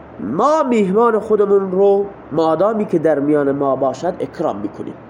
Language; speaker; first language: Persian; native; Persian